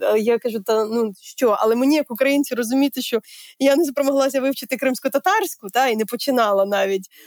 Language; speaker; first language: Ukrainian; native; Ukrainian